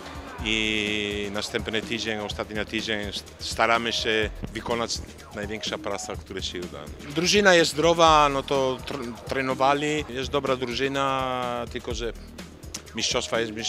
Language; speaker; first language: Polish; non-native, learner; Italian